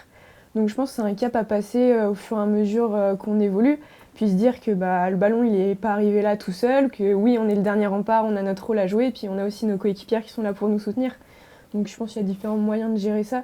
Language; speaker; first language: French; native; French